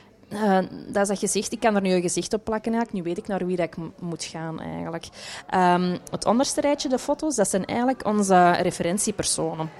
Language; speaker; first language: Dutch; native; Dutch